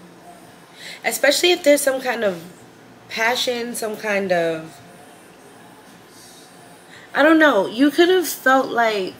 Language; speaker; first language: English; native; English